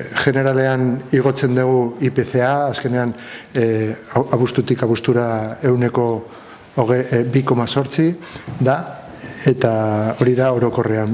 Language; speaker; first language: Basque; non-native, local second language; Spanish